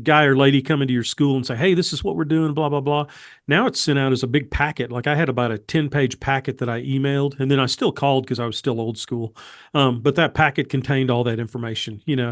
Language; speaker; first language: English; native; English